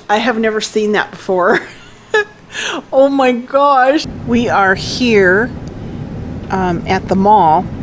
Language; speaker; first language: English; native; English